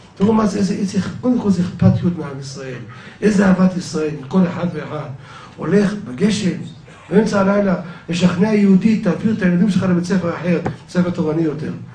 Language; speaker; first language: Hebrew; native; Hebrew